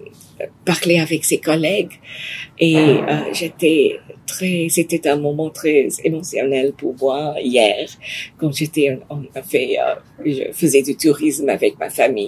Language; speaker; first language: French; non-native, fluent; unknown